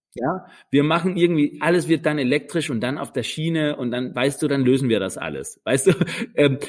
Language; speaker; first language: German; non-native, fluent; Danish